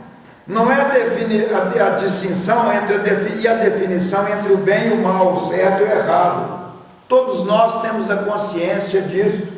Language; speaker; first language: Portuguese; native; Portuguese